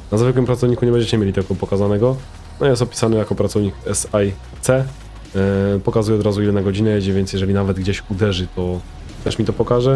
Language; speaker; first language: Polish; native; Polish